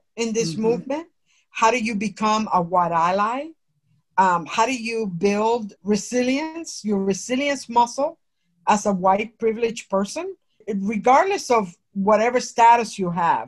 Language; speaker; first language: English; native; English